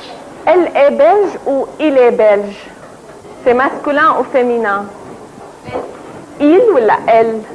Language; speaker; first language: French; non-native, fluent; Arabic